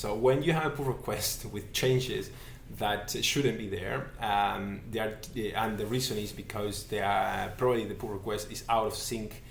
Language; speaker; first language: English; non-native, fluent; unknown